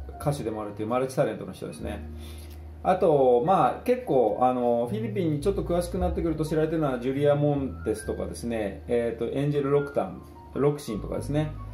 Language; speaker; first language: Japanese; native; Japanese